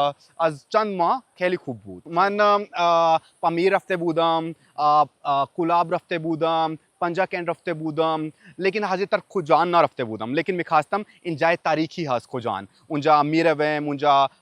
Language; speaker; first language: Persian; non-native, learner; Urdu